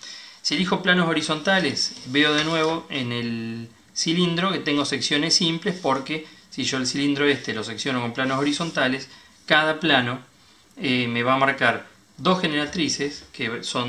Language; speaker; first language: Spanish; native; Spanish